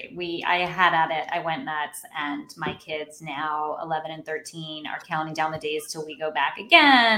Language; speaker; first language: English; native; English